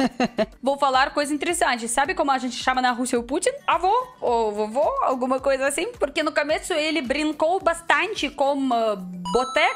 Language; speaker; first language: Portuguese; non-native, learner; Russian